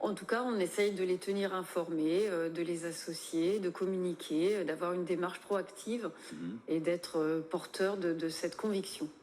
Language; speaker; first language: French; native; French